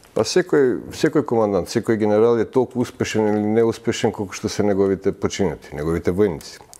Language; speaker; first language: Macedonian; early bilingual, heritage; Macedonian